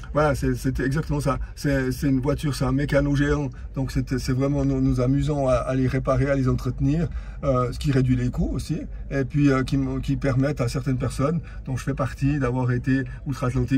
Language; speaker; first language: French; native; French